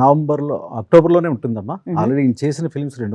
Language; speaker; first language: Telugu; native; Telugu